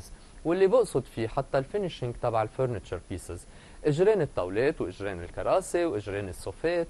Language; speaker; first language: Arabic; native; Arabic